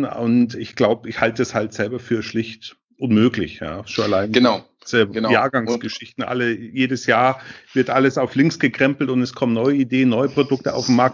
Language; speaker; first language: German; native; German